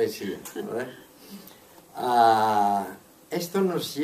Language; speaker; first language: Spanish; non-native, local second language; Catalan